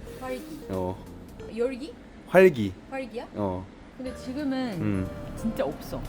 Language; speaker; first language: Korean; non-native, learner; Japanese